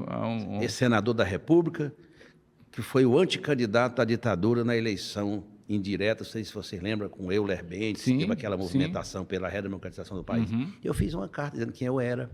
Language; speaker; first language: Portuguese; native; Portuguese